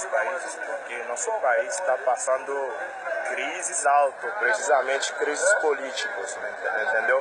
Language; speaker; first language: Portuguese; non-native, learner; Haitian Creole